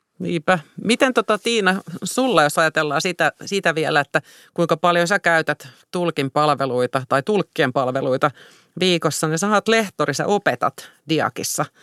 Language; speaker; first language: Finnish; native; Finnish